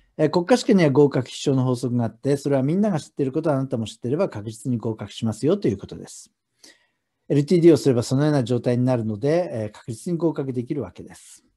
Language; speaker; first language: Japanese; native; Japanese